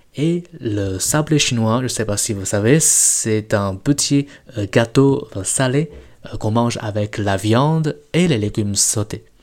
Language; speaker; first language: French; non-native, fluent; Chinese